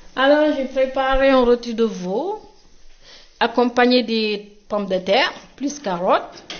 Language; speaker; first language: French; non-native, local second language; Wolof